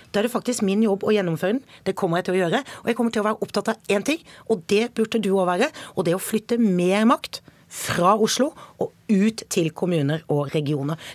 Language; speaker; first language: Norwegian; native; Norwegian